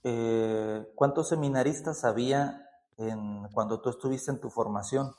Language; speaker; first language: Spanish; native; Spanish